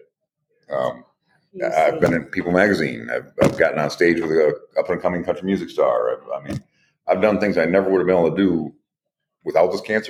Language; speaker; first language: English; native; English